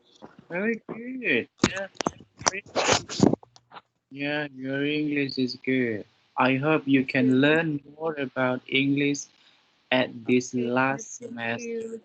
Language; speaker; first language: English; non-native, fluent; Indonesian